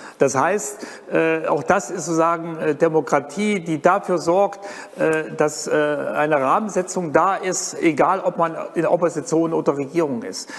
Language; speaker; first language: German; native; German